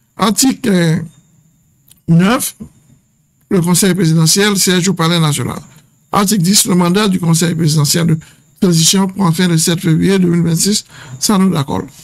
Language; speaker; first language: French; non-native, local second language; Haitian Creole